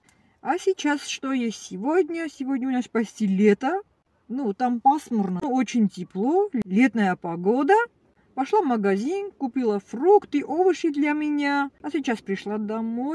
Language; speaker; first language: Russian; non-native, learner; Armenian